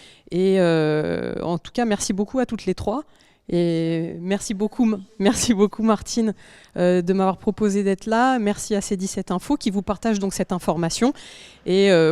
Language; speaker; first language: French; native; French